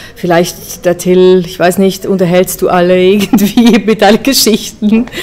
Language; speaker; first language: German; native; German